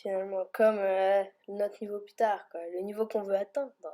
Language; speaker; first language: French; native; French